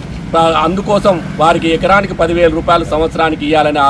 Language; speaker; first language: Telugu; native; Telugu